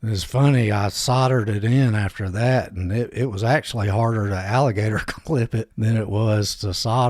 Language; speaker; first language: English; native; English